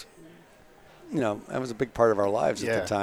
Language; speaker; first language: English; native; English